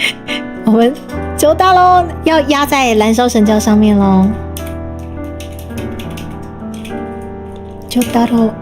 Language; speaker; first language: Chinese; native; Chinese